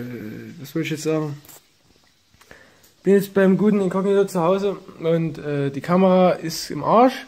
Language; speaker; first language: German; native; German